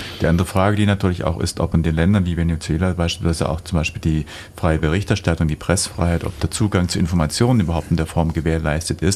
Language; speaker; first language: German; native; German